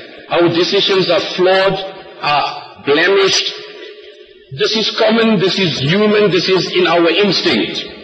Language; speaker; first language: English; native; English